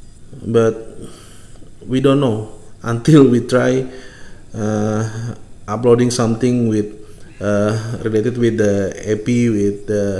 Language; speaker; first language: English; non-native, fluent; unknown